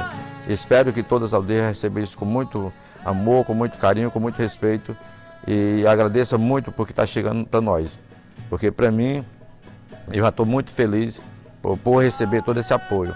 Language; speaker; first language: Portuguese; non-native, local second language; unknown